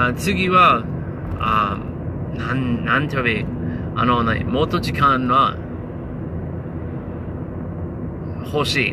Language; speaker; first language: Japanese; non-native, learner; English